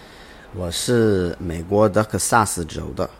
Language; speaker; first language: Chinese; non-native, learner; English